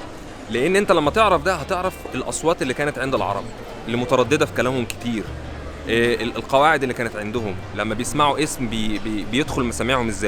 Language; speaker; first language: Arabic; native; Arabic